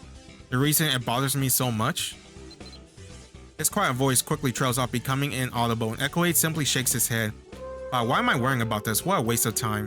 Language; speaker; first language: English; native; English